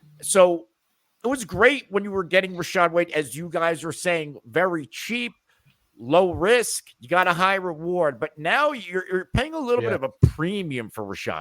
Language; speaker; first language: English; native; English